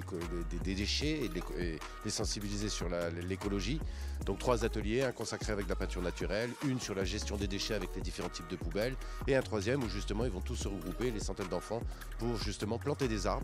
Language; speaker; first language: French; non-native, local second language; Arabic